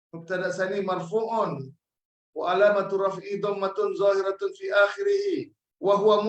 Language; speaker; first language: Arabic; non-native, fluent; Malay